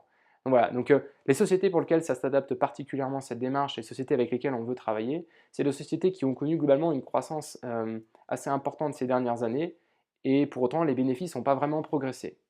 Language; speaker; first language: French; native; French